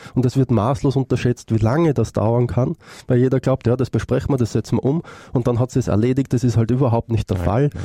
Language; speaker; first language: German; native; German